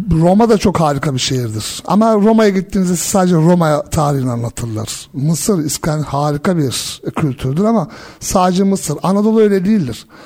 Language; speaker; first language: Turkish; early bilingual, heritage; Turkish